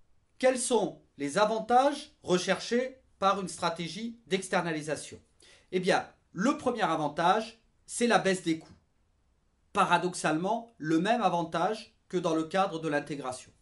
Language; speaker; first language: French; native; French